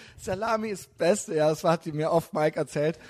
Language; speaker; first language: German; native; German